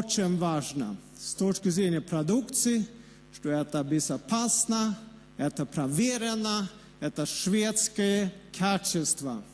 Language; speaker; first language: Russian; non-native, fluent; Swedish